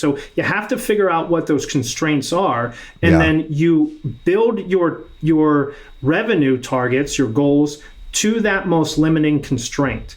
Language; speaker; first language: English; native; English